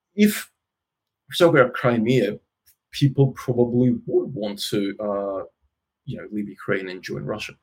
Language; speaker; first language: English; non-native, fluent; Russian